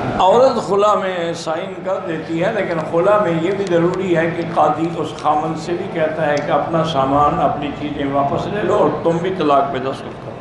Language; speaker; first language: Urdu; native; Urdu